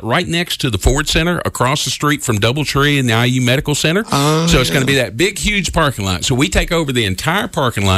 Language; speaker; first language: English; native; English